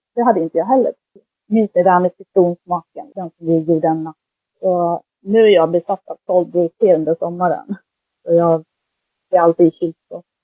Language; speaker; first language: Swedish; early bilingual, other home language; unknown